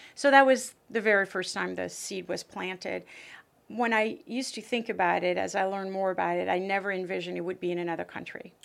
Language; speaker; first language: English; early bilingual, other home language; French